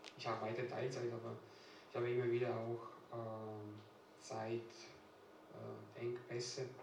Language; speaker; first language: German; non-native, fluent; Italian